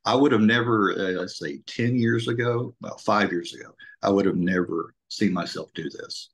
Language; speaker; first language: English; native; English